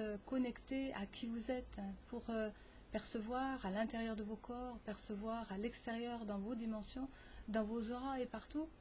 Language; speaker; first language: French; native; French